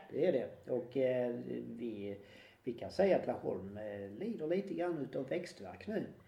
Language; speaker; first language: Swedish; native; Swedish